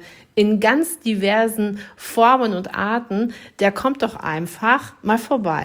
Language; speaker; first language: German; native; German